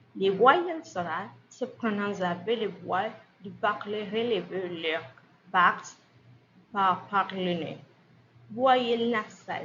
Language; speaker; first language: French; non-native, learner; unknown